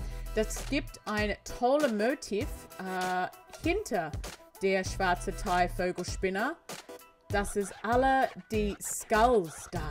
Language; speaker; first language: German; non-native, learner; English